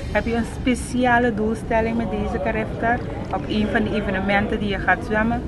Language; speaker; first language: Dutch; non-native, local second language; Papiamento